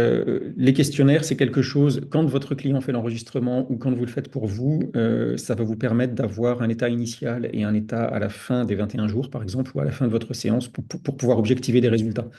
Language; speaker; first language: French; native; French